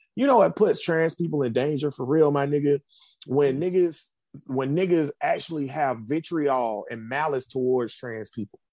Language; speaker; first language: English; native; English